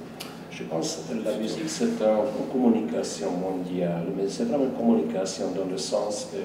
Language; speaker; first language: French; non-native, fluent; Hungarian